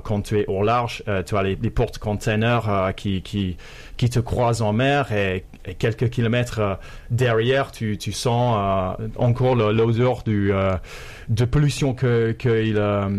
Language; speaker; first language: French; non-native, fluent; English